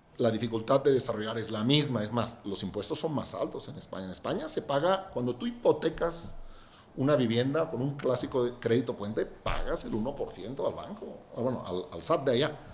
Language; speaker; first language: Spanish; non-native, local second language; Catalan